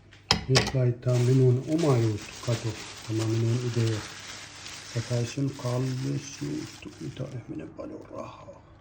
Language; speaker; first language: Finnish; non-native, learner; Arabic